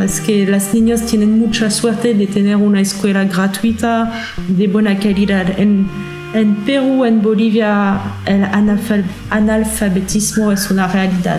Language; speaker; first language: Spanish; non-native, learner; French